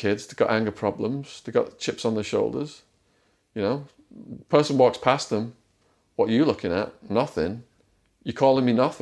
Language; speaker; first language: English; native; English